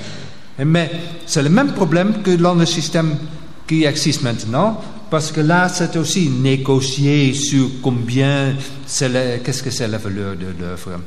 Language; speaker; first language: French; non-native, local second language; Dutch